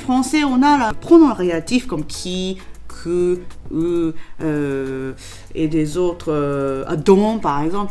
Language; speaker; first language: French; non-native, learner; Japanese